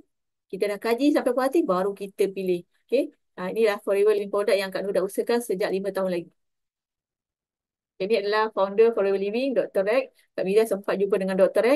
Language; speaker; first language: Malay; native; Malay